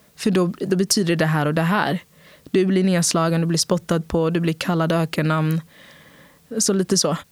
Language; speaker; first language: Swedish; early bilingual, other home language; Portuguese